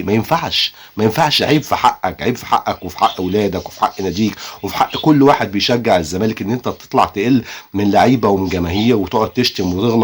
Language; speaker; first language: Arabic; native; Arabic